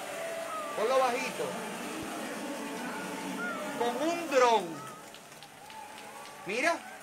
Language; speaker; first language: Spanish; native; Spanish